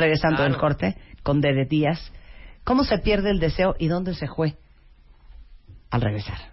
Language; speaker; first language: Spanish; native; Spanish